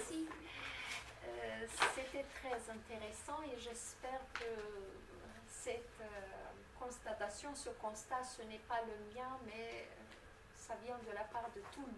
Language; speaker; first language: French; non-native, fluent; Romanian